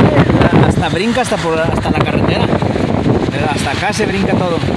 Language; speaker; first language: Spanish; native; Spanish